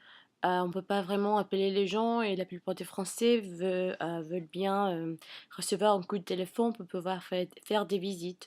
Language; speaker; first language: French; non-native, fluent; English